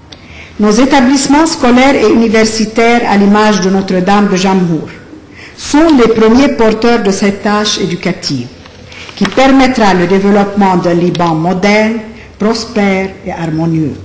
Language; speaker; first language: French; non-native, local second language; Arabic